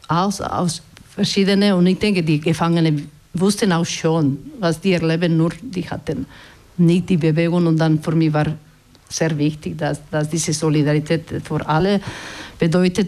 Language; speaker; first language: German; non-native, fluent; Basque